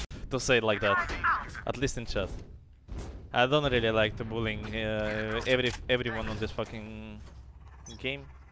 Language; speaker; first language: English; non-native, fluent; Russian